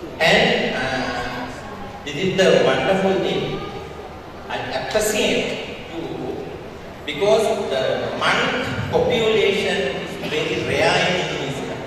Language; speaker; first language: English; non-native, learner; Sinhala